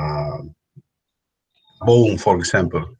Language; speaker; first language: English; non-native, fluent; Spanish